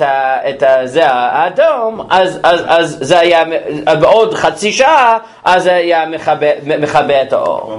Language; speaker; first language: Hebrew; non-native, fluent; English